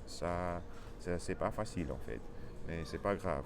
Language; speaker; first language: French; non-native, learner; Russian